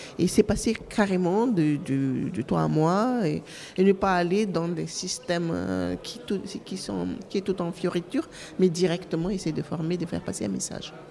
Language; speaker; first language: French; non-native, local second language; Malagasy